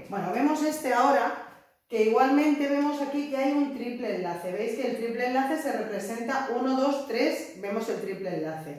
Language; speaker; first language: Spanish; native; Spanish